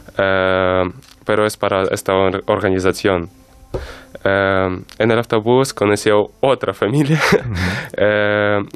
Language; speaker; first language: Spanish; non-native, learner; Ukrainian